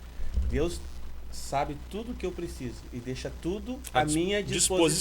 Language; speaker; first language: Portuguese; native; Portuguese